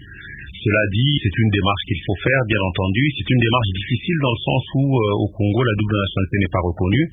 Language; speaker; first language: French; non-native, local second language; Lingala